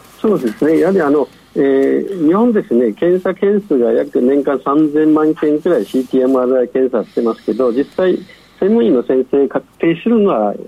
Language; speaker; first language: Japanese; non-native, fluent; Chinese